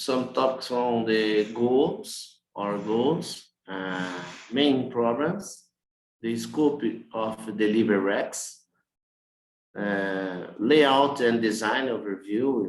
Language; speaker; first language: English; non-native, learner; Portuguese